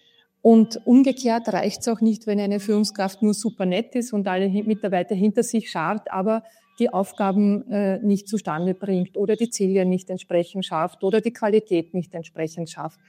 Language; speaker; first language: German; native; German